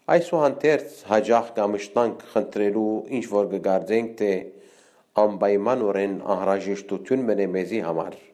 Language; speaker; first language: Armenian; early bilingual, heritage; Armenian